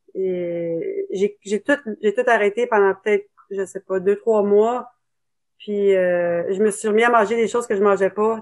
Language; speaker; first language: French; native; French